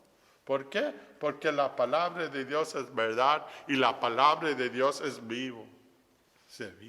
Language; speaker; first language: Spanish; non-native, fluent; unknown